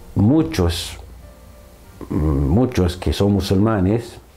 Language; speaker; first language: Spanish; non-native, fluent; Arabic